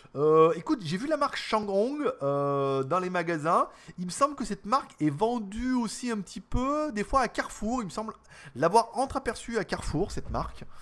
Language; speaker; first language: French; native; French